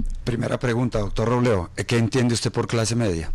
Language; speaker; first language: Spanish; native; Spanish